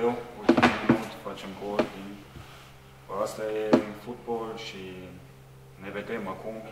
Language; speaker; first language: Romanian; non-native, learner; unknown